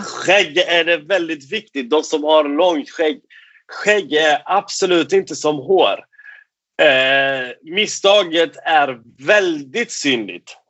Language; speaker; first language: Swedish; non-native, fluent; Persian